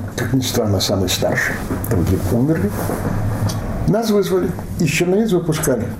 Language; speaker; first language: Russian; non-native, local second language; Yiddish